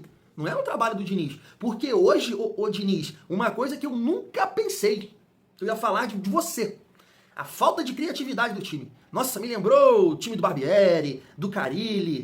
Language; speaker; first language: Portuguese; native; Portuguese